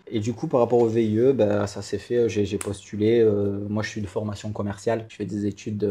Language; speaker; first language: French; native; French